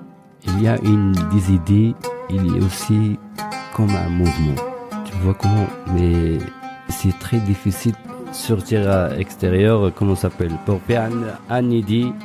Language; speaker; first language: French; non-native, local second language; Arabic